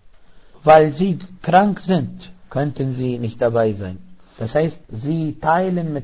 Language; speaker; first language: German; non-native, fluent; Arabic